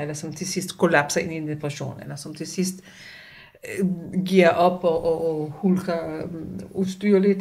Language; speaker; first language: Danish; non-native, fluent; Hebrew